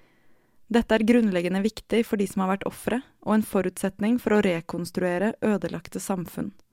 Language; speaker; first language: Norwegian; native; Norwegian